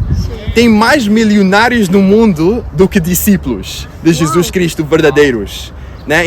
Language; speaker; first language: Portuguese; non-native, fluent; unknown